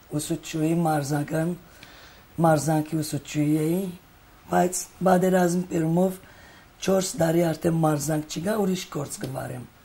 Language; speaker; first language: Armenian; early bilingual, heritage; Armenian